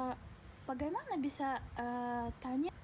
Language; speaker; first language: Indonesian; non-native, learner; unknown